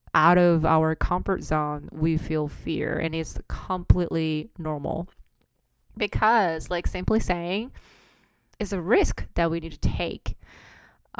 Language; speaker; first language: English; non-native, fluent; Korean